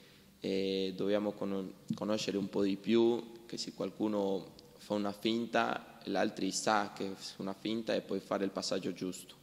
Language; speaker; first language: Italian; non-native, learner; Spanish